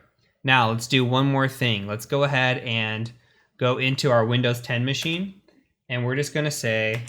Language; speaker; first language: English; native; English